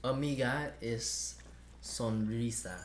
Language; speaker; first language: Spanish; non-native, learner; English